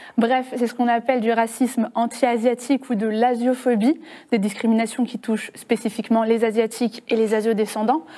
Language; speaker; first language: French; native; French